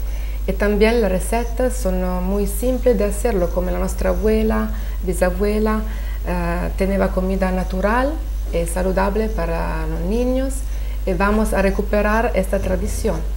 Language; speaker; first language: Spanish; non-native, learner; Italian